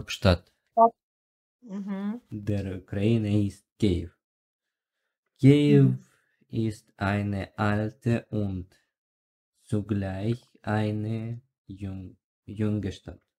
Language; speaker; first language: German; non-native, learner; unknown